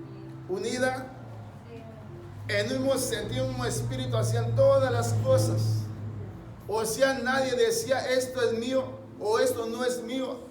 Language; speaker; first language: Spanish; native; Spanish